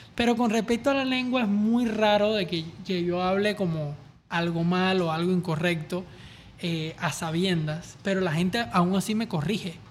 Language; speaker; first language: Spanish; native; Spanish